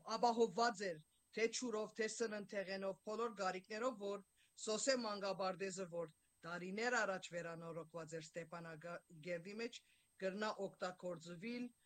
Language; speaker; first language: Armenian; native; Armenian